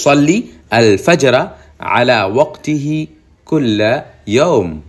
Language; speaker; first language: Arabic; non-native, fluent; Bangla